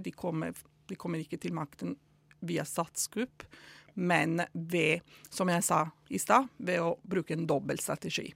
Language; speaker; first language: Norwegian; non-native, fluent; Italian